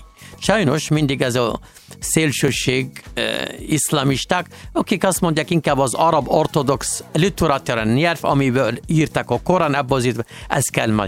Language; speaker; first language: Hungarian; non-native, learner; Arabic